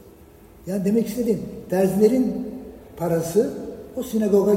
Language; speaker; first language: Turkish; native; Turkish